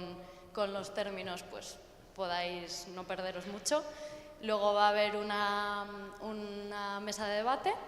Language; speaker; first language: Spanish; native; Spanish